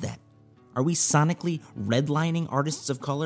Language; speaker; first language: English; native; English